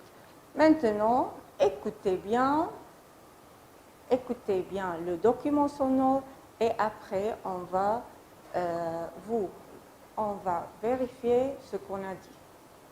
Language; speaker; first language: French; non-native, fluent; Arabic